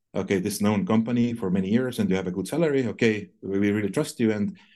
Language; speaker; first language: English; non-native, fluent; Estonian